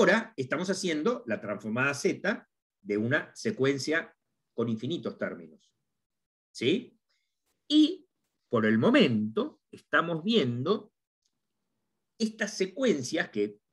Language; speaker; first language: Spanish; native; Spanish